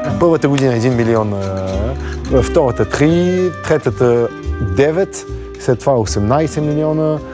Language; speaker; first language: Bulgarian; early bilingual, heritage; Bulgarian